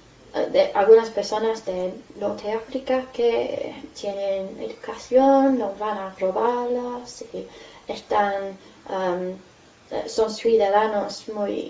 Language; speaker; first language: Spanish; non-native, fluent; English